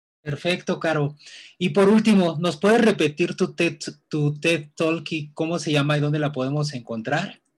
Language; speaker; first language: Spanish; native; Spanish